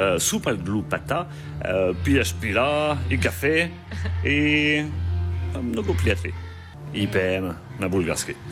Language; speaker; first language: Bulgarian; non-native, learner; French